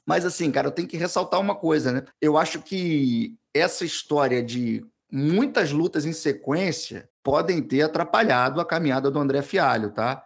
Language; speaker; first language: Portuguese; native; Portuguese